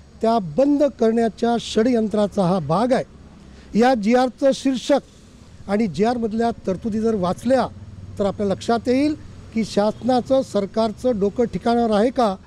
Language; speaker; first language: Marathi; native; Marathi